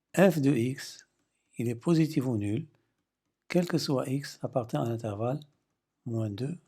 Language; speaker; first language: French; non-native, local second language; Arabic